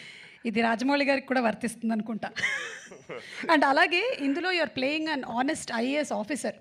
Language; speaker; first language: Telugu; native; Telugu